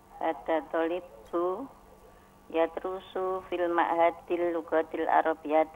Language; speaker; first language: Arabic; non-native, learner; Indonesian